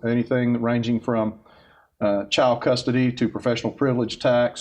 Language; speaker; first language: English; native; English